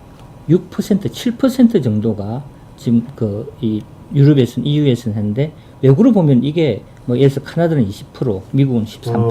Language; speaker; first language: Korean; native; Korean